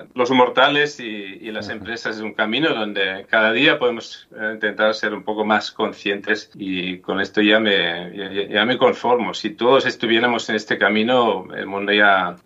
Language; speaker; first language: Spanish; non-native, fluent; German